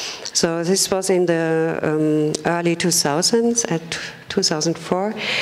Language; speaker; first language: English; non-native, fluent; German